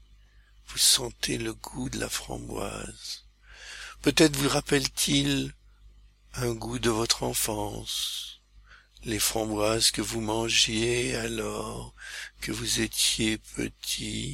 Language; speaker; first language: French; native; French